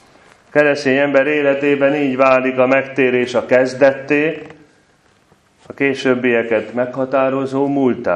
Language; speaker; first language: Hungarian; native; Hungarian